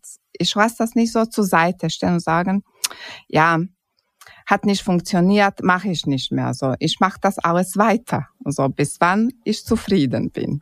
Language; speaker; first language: German; non-native, fluent; Croatian